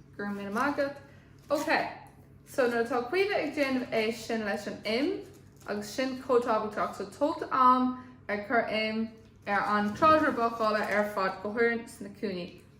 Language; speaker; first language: Irish; non-native, local second language; English